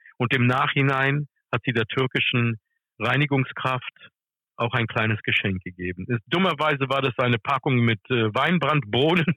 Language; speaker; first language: German; early bilingual, other home language; English